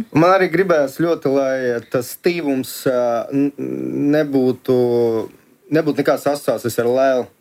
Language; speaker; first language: Latvian; early bilingual, other home language; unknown